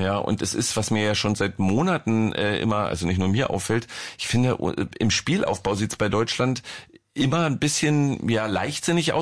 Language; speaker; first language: German; native; German